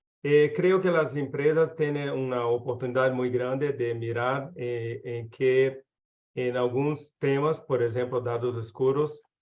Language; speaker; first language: Spanish; non-native, learner; Portuguese